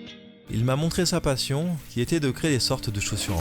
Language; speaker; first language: French; native; French